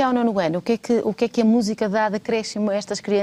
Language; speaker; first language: Portuguese; native; Portuguese